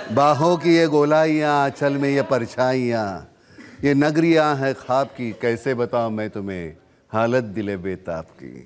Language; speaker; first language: Hindi; non-native, local second language; Marathi